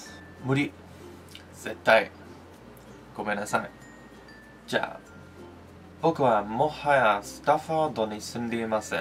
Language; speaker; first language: Japanese; non-native, learner; English